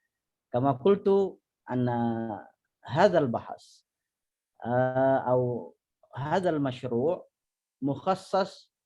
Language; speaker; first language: Arabic; non-native, fluent; Indonesian